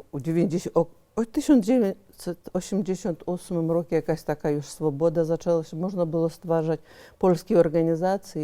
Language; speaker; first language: Polish; early bilingual, heritage; Polish